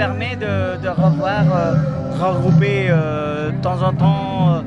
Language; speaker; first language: French; non-native, fluent; Nepali